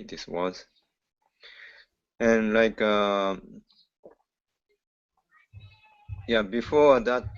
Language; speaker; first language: English; non-native, learner; Japanese